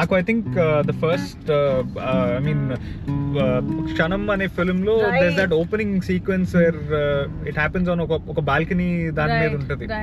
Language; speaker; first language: Telugu; native; Telugu